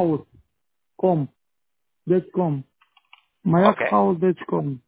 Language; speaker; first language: English; non-native, learner; Romanian